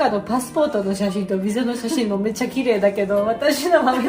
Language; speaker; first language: Japanese; non-native, learner; Georgian